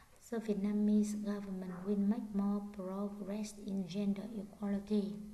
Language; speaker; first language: English; non-native, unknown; Vietnamese